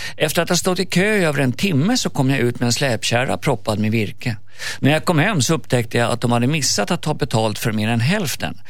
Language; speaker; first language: Swedish; native; Swedish